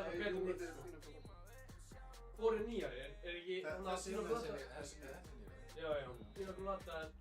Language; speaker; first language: Icelandic; native; Icelandic